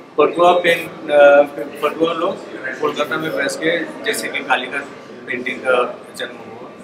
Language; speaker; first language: Hindi; non-native, local second language; Bangla